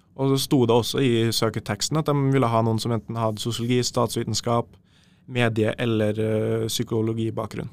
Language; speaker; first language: Norwegian; native; Norwegian